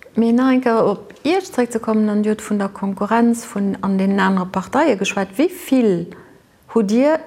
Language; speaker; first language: Luxembourgish; native; Luxembourgish